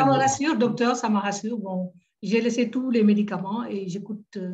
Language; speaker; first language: French; native; French